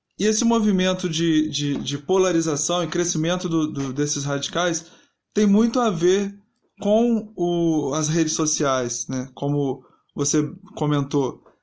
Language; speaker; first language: Portuguese; native; Portuguese